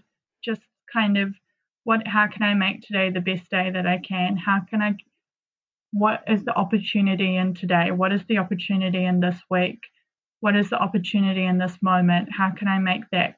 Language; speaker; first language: English; native; English